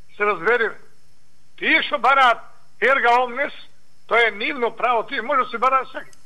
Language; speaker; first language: Macedonian; native; Macedonian